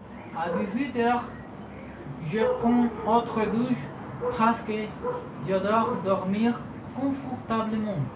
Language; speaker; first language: French; non-native, learner; Spanish